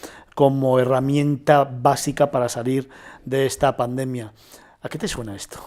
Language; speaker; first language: Spanish; native; Spanish